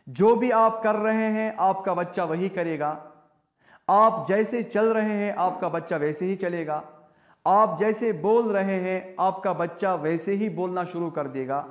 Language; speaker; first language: Hindi; non-native, local second language; Kashmiri